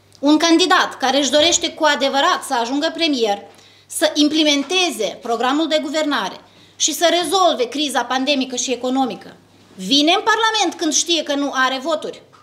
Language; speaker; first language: Romanian; native; Romanian